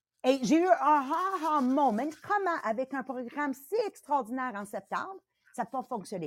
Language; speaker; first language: French; native; French